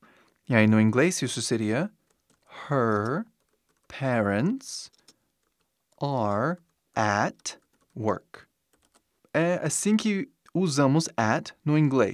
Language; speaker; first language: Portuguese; non-native, fluent; English